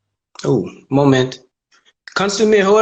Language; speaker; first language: German; non-native, learner; English